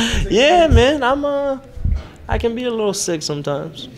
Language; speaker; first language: English; early bilingual, other home language; Spanish